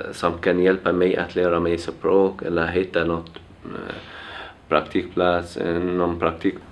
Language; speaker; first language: Swedish; non-native, learner; Arabic